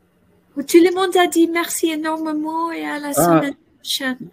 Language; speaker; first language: French; non-native, learner; English